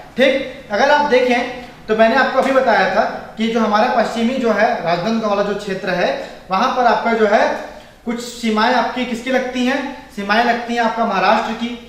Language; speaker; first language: Hindi; native; Hindi